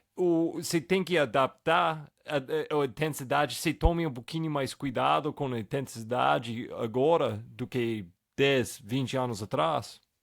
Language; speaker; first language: Portuguese; non-native, fluent; English